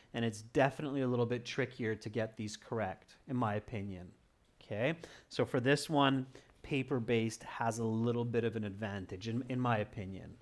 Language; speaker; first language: English; native; English